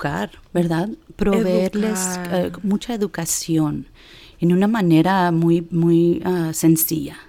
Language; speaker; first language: Spanish; early bilingual, heritage; Spanish